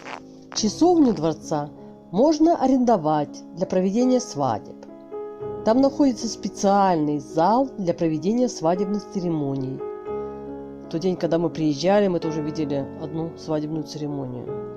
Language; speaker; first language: Russian; native; Russian